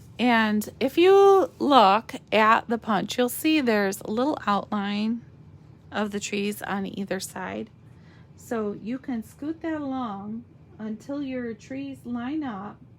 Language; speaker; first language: English; native; English